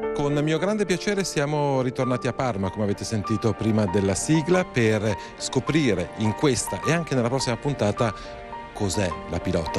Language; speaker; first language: Italian; native; Italian